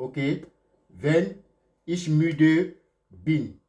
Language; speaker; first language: German; non-native, fluent; French